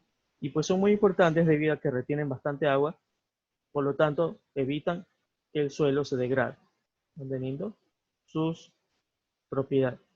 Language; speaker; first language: Spanish; native; Spanish